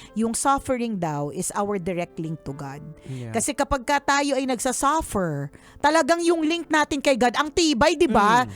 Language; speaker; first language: Filipino; native; Filipino